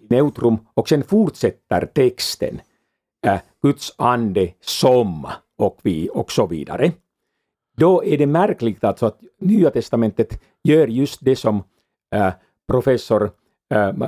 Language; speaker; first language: Swedish; non-native, fluent; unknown